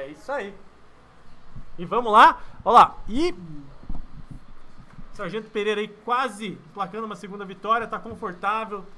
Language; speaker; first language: Portuguese; native; Portuguese